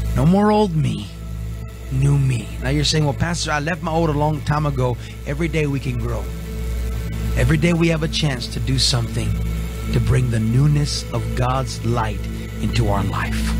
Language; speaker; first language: English; native; English